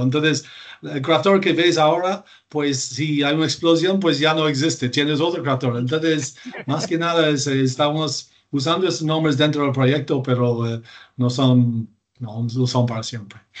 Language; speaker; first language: Spanish; non-native, fluent; English